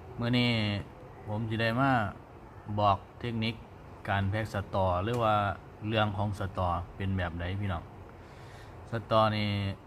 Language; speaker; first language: Thai; non-native, local second language; Northeastern Thai